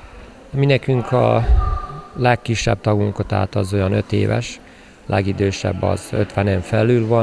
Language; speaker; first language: Hungarian; native; Hungarian